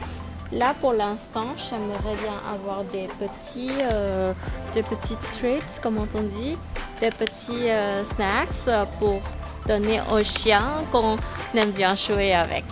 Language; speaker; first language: French; non-native, learner; Thai